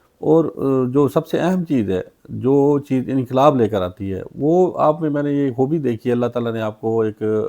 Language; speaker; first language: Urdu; non-native, local second language; Punjabi